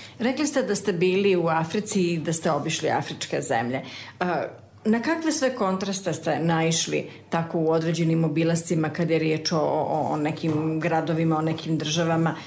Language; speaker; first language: Serbian; native; Serbian